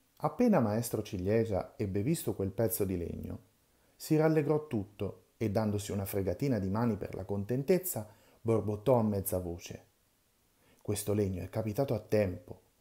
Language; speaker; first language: Italian; native; Italian